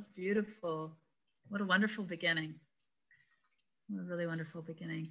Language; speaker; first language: English; native; English